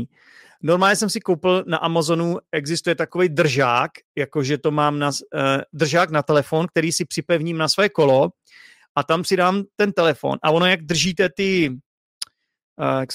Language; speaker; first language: Czech; native; Czech